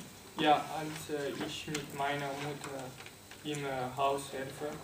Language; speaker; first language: German; non-native, learner; French